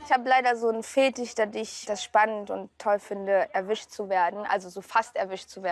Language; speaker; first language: German; native; German